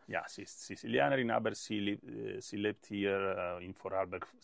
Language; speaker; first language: German; non-native, learner; Italian